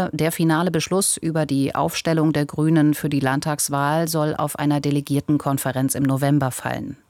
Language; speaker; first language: German; native; German